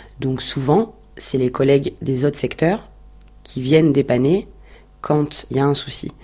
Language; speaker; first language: French; native; French